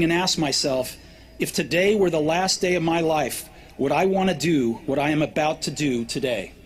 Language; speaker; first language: English; native; English